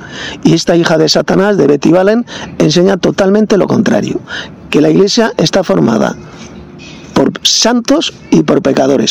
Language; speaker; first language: Spanish; native; Spanish